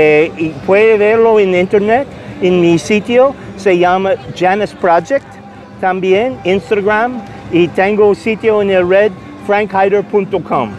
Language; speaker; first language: Spanish; non-native, learner; English